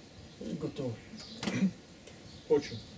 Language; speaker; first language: Bulgarian; non-native, learner; Russian